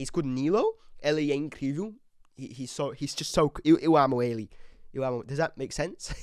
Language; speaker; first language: Portuguese; non-native, learner; English